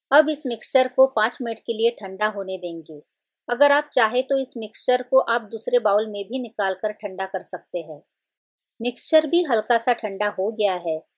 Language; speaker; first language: Hindi; non-native, local second language; Marathi